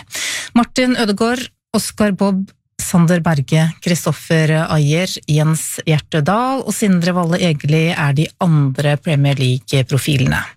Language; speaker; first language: Norwegian; native; Norwegian